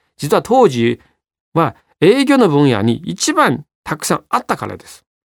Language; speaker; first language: Japanese; non-native, fluent; Chinese